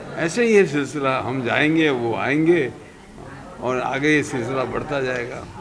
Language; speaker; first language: Hindi; native; Hindi